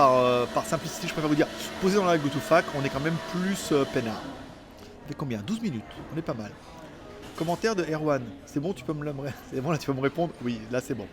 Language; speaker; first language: French; native; French